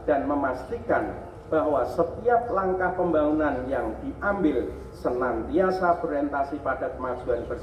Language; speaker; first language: Indonesian; native; Indonesian